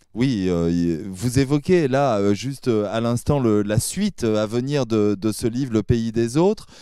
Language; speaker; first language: French; native; French